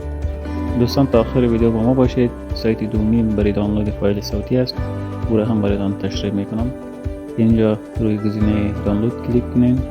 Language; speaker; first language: Persian; native; Persian